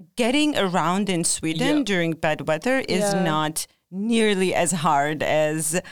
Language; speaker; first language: English; non-native, fluent; Georgian